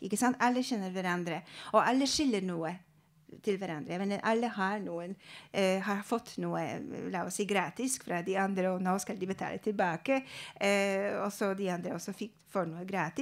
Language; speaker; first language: Norwegian; non-native, fluent; Polish